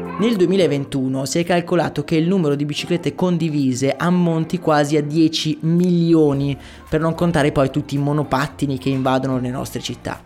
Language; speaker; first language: Italian; native; Italian